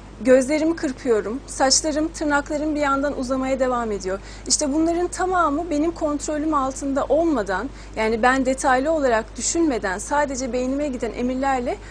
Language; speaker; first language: Turkish; native; Turkish